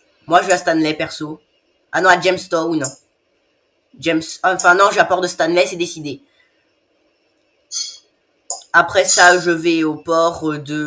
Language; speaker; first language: French; native; French